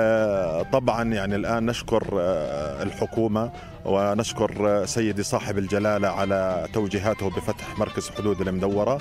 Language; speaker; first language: Arabic; native; Arabic